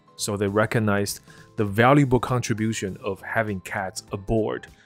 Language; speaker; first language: English; non-native, fluent; Chinese